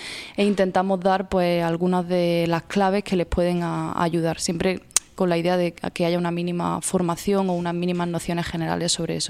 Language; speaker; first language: Spanish; native; Spanish